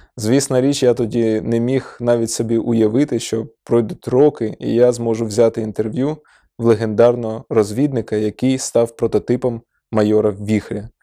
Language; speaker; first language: Ukrainian; non-native, local second language; Russian